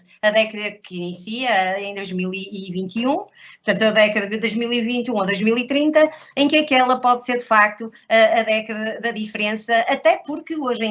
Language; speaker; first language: Portuguese; native; Portuguese